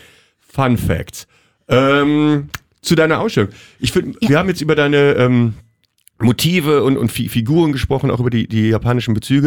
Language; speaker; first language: German; native; German